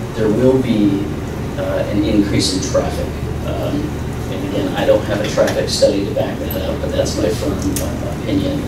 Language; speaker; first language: English; native; English